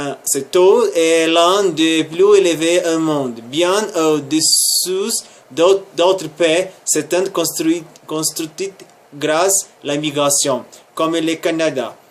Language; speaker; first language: French; non-native, learner; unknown